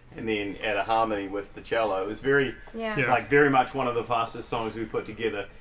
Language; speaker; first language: English; native; English